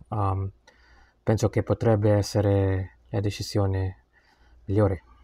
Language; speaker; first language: Italian; non-native, learner; English